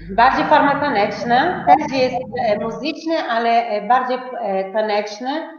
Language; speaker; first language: Polish; non-native, fluent; Portuguese